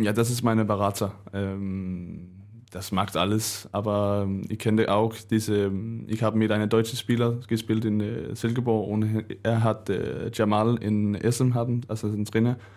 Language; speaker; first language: German; non-native, learner; Danish